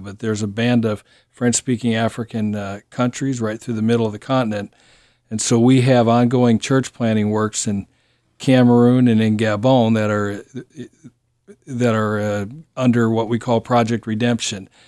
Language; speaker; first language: English; native; English